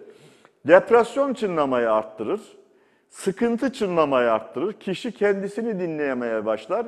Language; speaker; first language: Turkish; native; Turkish